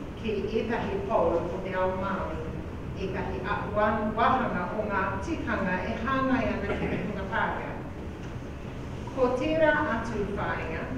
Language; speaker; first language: Māori; non-native, local second language; English